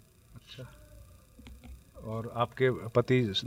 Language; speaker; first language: Hindi; native; Hindi